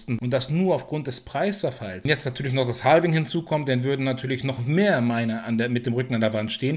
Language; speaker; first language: German; native; German